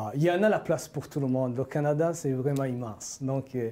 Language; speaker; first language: French; non-native, local second language; Rundi